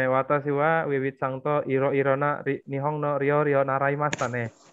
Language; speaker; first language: Japanese; non-native, fluent; Indonesian